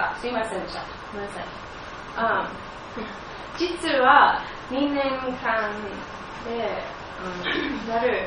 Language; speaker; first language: Japanese; non-native, learner; English